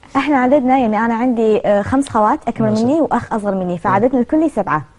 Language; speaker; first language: Arabic; early bilingual, other home language; Chinese